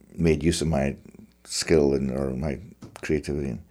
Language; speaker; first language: English; native; English